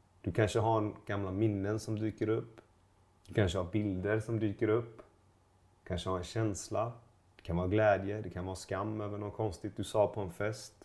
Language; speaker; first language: Swedish; native; Swedish